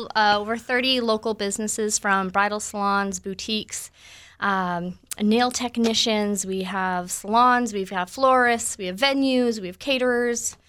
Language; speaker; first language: English; native; English